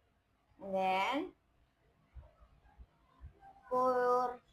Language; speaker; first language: English; non-native, learner; Indonesian